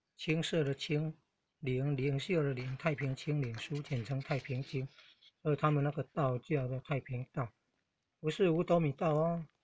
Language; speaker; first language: Chinese; non-native, local second language; Min Nan Chinese